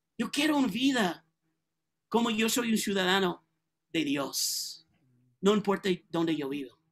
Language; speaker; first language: Spanish; non-native, learner; English